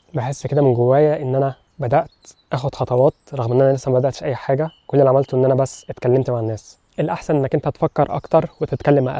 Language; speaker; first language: Arabic; native; Arabic